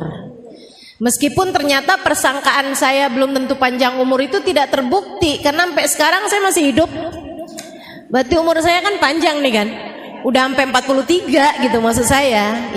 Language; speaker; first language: Indonesian; native; Indonesian